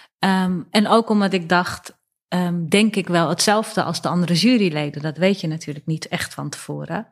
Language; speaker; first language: Dutch; early bilingual, other home language; Persian